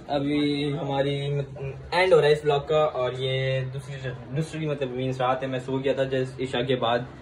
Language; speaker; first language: Urdu; native; Urdu